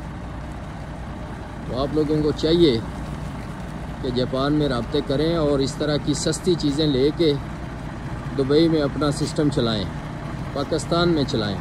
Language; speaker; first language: Urdu; non-native, local second language; Punjabi